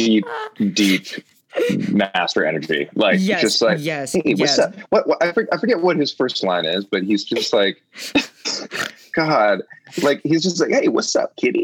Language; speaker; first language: English; native; English